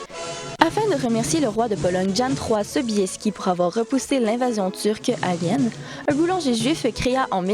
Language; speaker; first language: French; native; French